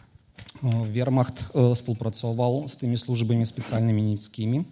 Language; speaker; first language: Polish; non-native, fluent; Ukrainian